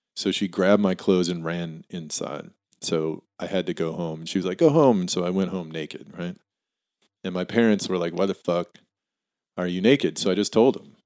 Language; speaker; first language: English; native; English